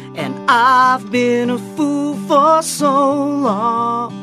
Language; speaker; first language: English; native; English